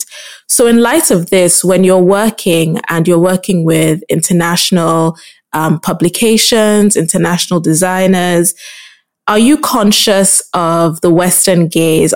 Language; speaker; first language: English; non-native, local second language; Yoruba